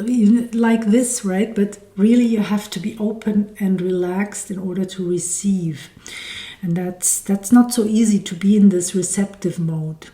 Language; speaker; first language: English; non-native, fluent; German